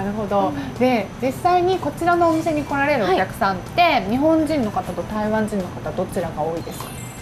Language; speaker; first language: Japanese; native; Japanese